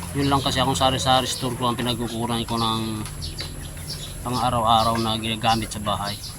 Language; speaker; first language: Filipino; native; Filipino